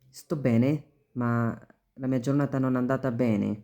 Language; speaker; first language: Italian; non-native, learner; Bangla